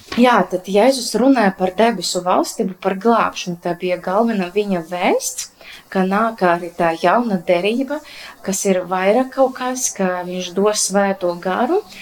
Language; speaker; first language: Latvian; non-native, local second language; Russian